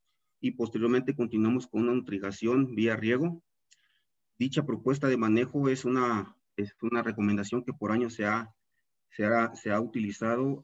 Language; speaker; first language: Spanish; native; Spanish